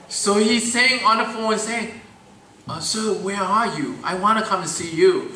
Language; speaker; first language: English; non-native, fluent; Thai